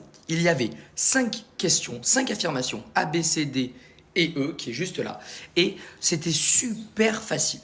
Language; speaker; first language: French; native; French